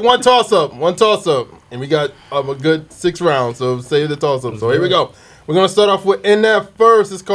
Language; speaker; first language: English; native; English